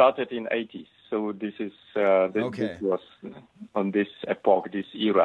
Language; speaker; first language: English; non-native, fluent; Polish